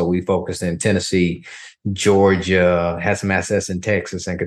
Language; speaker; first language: English; native; English